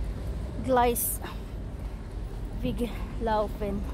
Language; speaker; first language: German; non-native, learner; Filipino